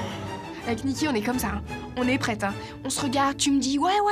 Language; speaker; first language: French; native; French